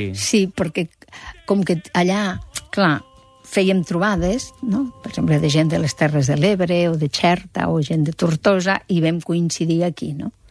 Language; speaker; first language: Catalan; native; Catalan